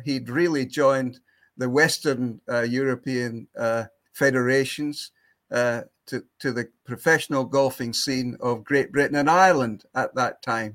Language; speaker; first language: English; native; English